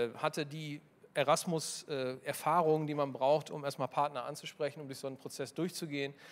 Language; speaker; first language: German; native; German